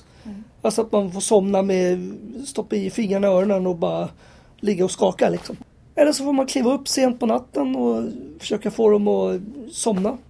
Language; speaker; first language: Swedish; native; Swedish